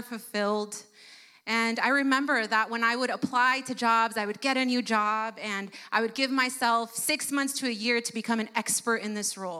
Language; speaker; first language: English; early bilingual, other home language; Spanish